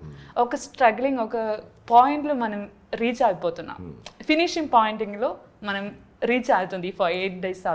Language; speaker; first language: Telugu; non-native, learner; Malayalam